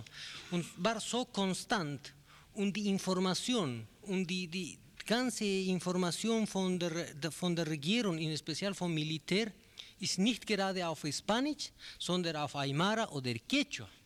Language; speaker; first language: German; non-native, learner; Spanish